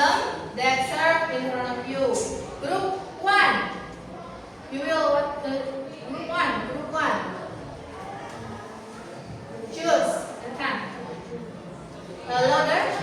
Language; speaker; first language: English; non-native, learner; Indonesian